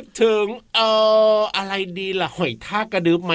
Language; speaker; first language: Thai; native; Thai